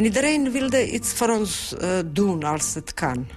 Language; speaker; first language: Dutch; non-native, fluent; Bosnian